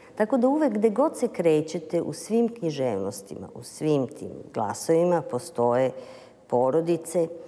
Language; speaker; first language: Serbian; native; Serbian